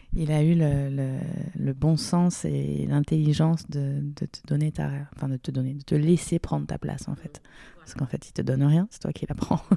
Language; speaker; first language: French; native; French